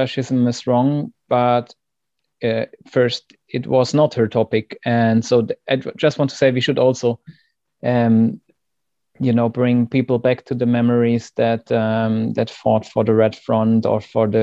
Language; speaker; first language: English; non-native, fluent; German